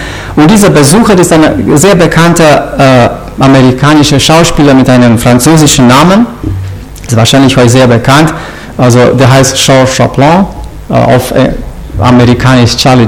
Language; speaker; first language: German; non-native, fluent; Romanian